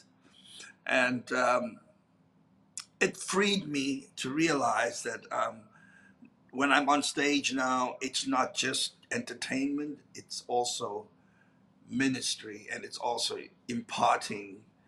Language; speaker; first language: English; non-native, local second language; Afrikaans